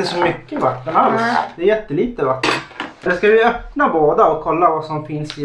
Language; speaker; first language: Swedish; native; Swedish